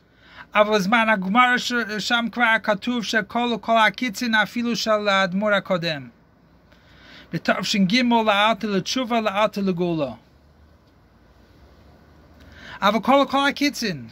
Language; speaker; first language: Hebrew; non-native, fluent; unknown